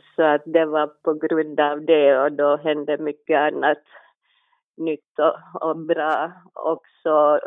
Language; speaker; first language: Swedish; native; Swedish